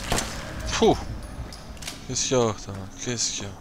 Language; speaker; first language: French; native; French